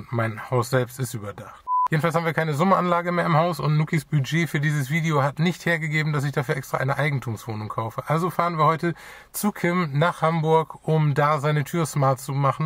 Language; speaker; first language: German; native; German